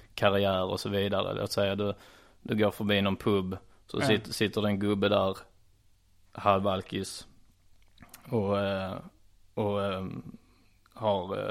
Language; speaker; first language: Swedish; native; Swedish